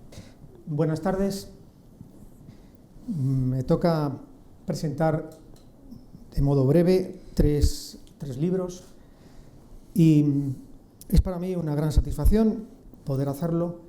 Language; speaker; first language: Spanish; native; Spanish